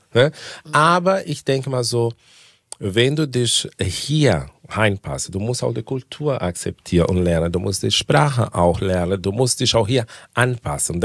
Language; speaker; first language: German; non-native, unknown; Portuguese